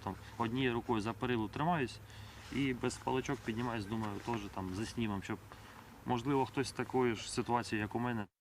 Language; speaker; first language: Ukrainian; native; Ukrainian